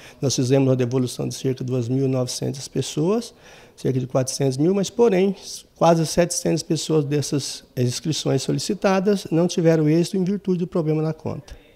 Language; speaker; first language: Portuguese; native; Portuguese